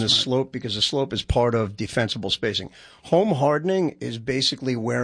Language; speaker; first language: English; native; English